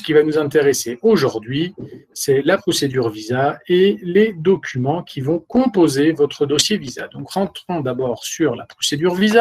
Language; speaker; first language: French; native; French